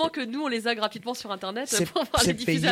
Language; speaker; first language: French; native; French